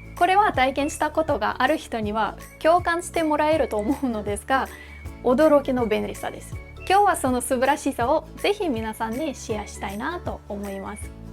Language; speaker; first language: Japanese; non-native, fluent; Russian